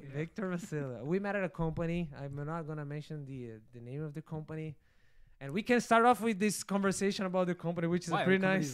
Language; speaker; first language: English; non-native, fluent; Portuguese